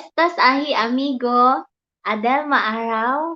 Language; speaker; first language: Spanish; non-native, learner; Filipino